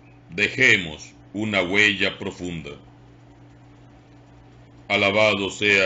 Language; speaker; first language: Spanish; native; Spanish